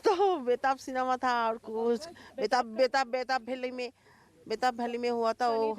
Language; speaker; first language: Hindi; non-native, local second language; Bangla